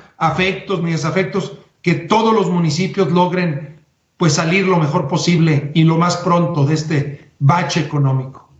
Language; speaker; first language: Spanish; native; Spanish